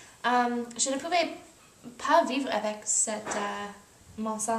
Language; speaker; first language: French; non-native, learner; English